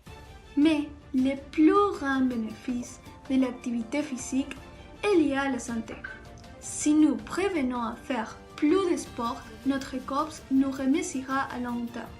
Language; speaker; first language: French; non-native, learner; Spanish